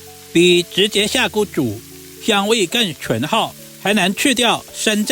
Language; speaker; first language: Chinese; native; Chinese